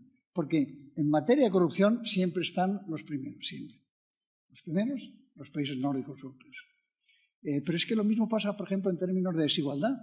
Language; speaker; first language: Spanish; native; Spanish